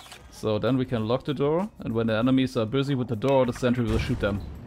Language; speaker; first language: English; non-native, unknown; German